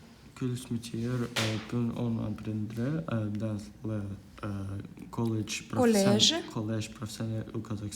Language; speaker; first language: French; non-native, learner; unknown